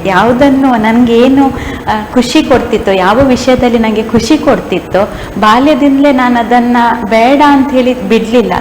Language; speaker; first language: Kannada; non-native, local second language; Konkani